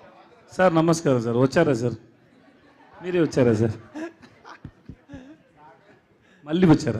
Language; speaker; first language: Telugu; non-native, local second language; Tamil